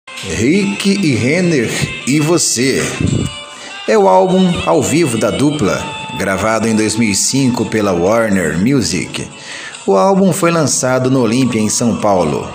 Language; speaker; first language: Portuguese; native; Portuguese